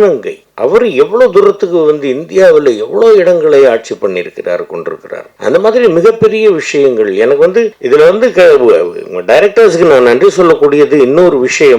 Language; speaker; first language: Tamil; native; Tamil